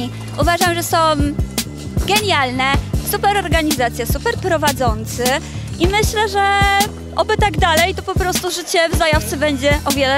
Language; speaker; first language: Polish; native; Polish